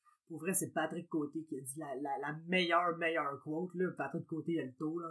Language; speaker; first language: French; native; French